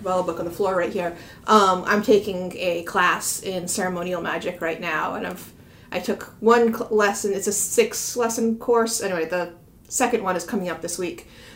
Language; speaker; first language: English; native; English